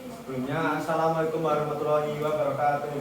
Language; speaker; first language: Indonesian; native; Indonesian